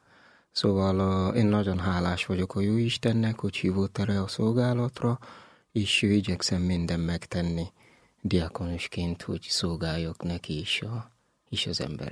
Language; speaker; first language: Hungarian; non-native, learner; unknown